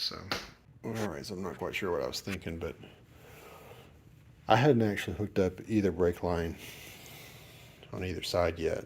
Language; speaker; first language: English; native; English